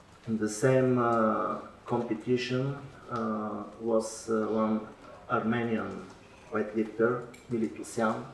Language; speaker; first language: English; non-native, learner; Bulgarian